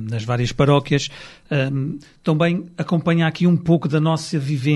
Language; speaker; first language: Portuguese; native; Portuguese